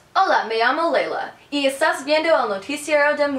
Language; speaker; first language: Spanish; non-native, learner; English